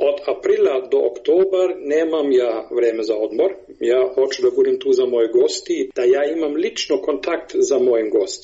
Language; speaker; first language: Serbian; non-native, learner; German